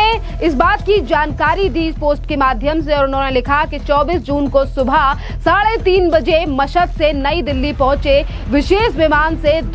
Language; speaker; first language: Hindi; native; Hindi